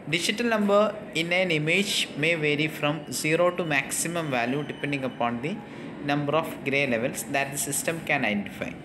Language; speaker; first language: English; non-native, local second language; Malayalam